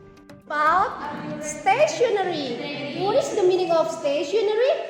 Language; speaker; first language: English; non-native, learner; Indonesian